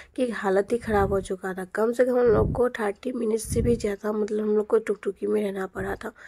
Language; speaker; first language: Hindi; non-native, local second language; Bangla